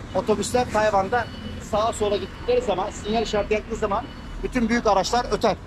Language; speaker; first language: Turkish; native; Turkish